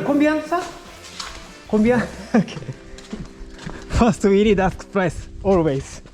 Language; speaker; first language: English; non-native, learner; Japanese